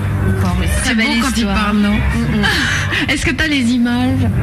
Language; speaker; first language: French; native; French